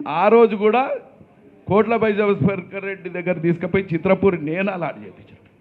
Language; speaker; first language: Telugu; native; Telugu